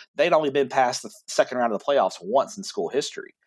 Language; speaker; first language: English; native; English